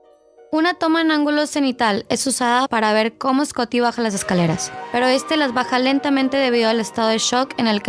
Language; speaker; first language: Spanish; native; Spanish